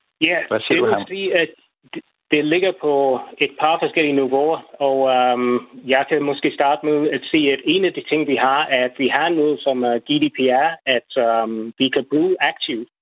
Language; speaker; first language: Danish; non-native, fluent; English